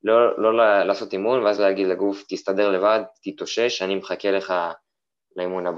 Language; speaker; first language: Hebrew; native; Hebrew